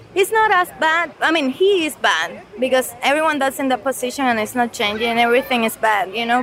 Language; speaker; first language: English; non-native, fluent; Spanish